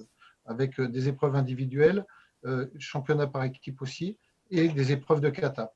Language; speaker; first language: French; native; French